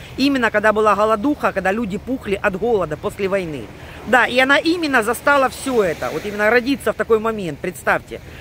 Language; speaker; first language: Russian; native; Russian